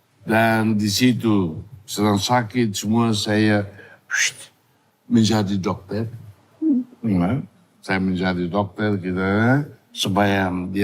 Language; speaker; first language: Indonesian; non-native, fluent; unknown